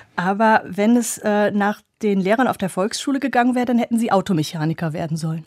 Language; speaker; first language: German; native; German